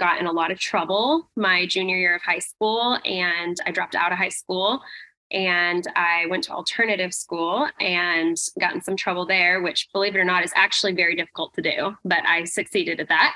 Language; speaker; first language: English; native; English